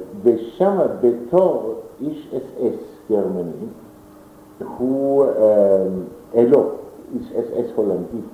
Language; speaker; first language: Hebrew; non-native, fluent; German